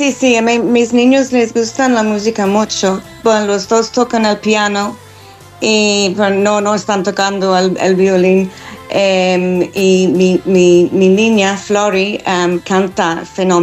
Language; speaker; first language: Spanish; non-native, fluent; English